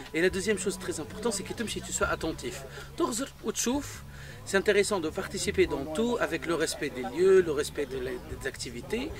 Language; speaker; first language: French; non-native, local second language; Arabic